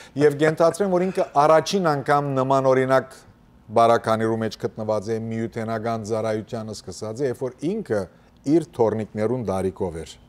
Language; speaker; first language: Armenian; early bilingual, heritage; Armenian